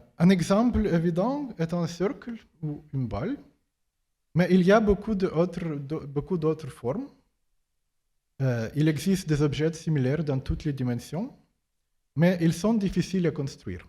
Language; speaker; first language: French; non-native, fluent; Ukrainian